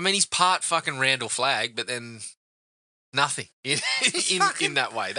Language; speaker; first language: English; native; English